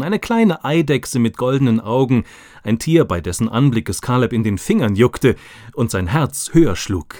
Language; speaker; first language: German; native; German